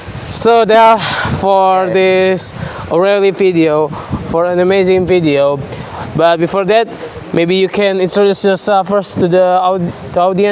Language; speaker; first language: English; non-native, learner; Indonesian